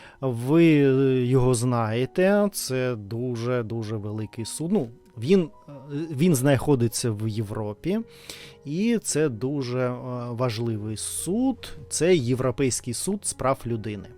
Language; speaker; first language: Ukrainian; non-native, learner; Russian